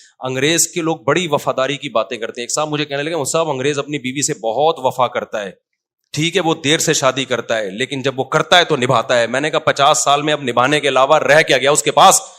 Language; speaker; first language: Urdu; native; Urdu